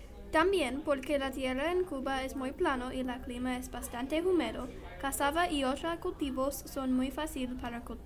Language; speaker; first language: Spanish; non-native, learner; English